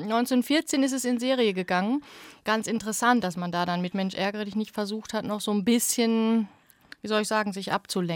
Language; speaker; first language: German; native; German